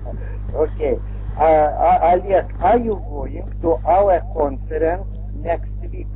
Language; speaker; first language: English; non-native, learner; Lithuanian